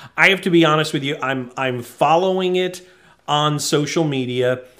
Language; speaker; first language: English; native; English